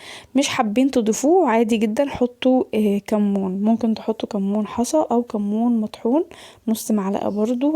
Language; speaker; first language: Arabic; native; Arabic